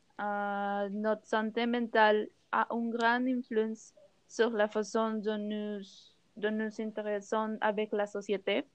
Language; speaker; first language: French; non-native, learner; Spanish